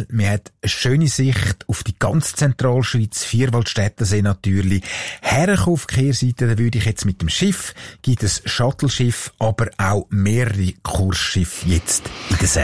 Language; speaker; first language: German; native; German